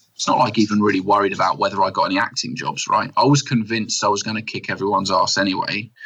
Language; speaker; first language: English; native; English